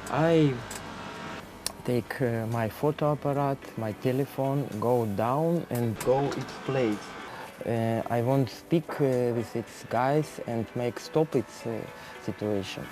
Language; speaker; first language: English; non-native, learner; Russian